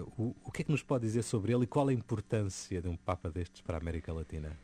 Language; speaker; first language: Portuguese; native; Portuguese